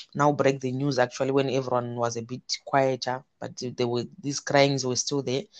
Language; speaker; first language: English; non-native, local second language; Shona